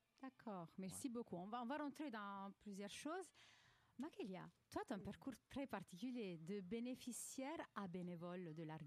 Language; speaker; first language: French; native; French